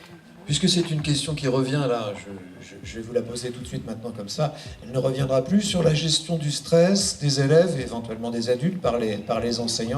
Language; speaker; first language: French; native; French